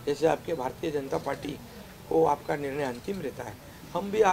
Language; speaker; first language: Hindi; non-native, local second language; Marathi